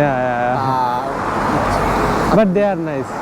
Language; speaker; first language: English; non-native, local second language; Telugu